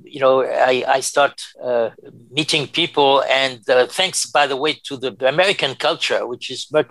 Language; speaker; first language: English; non-native, fluent; French